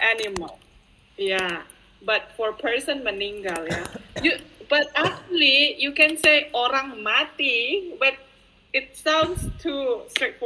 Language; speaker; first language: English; non-native, fluent; Indonesian